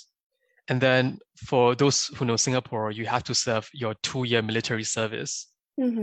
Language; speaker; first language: English; native; English